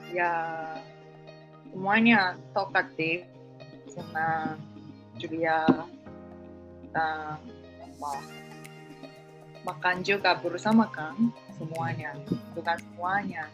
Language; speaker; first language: Indonesian; non-native, learner; Japanese